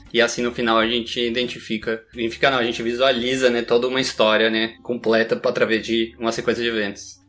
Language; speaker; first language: Portuguese; non-native, fluent; Spanish